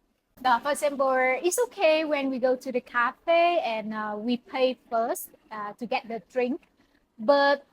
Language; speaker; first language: English; non-native, learner; Vietnamese